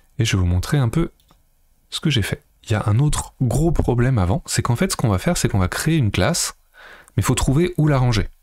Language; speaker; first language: French; native; French